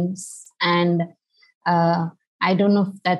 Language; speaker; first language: English; non-native, local second language; Hindi